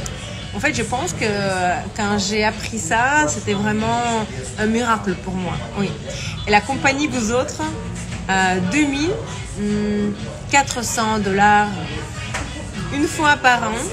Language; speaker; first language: French; non-native, fluent; Russian